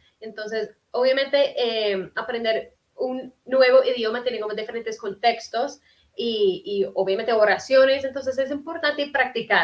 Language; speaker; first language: Spanish; early bilingual, heritage; Spanish